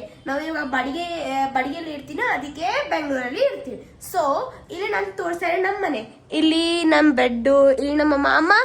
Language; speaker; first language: Kannada; non-native, local second language; Hindi